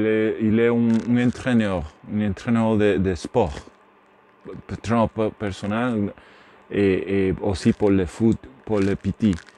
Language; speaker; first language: French; non-native, learner; Spanish